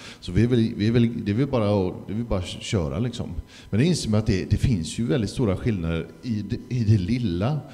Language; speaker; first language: Swedish; native; Swedish